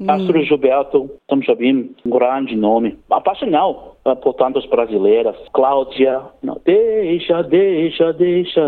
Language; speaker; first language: Portuguese; non-native, learner; English